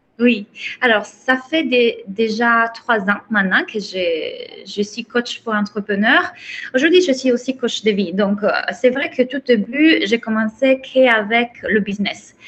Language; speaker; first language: French; non-native, fluent; Italian